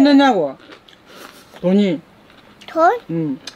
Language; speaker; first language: Korean; native; Korean